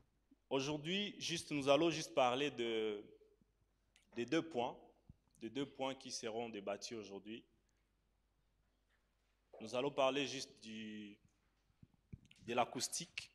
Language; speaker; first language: French; non-native, local second language; Swahili